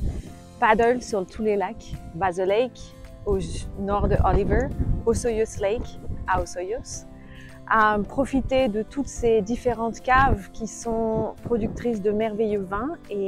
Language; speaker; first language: French; native; French